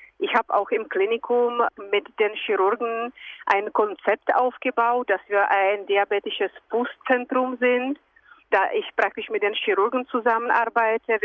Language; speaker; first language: German; non-native, fluent; Czech